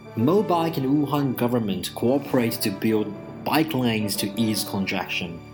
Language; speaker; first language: English; non-native, fluent; Chinese